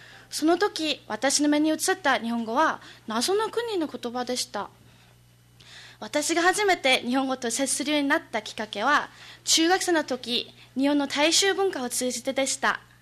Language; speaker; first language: Japanese; non-native, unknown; English